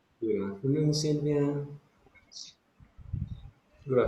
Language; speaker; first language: English; non-native, fluent; Spanish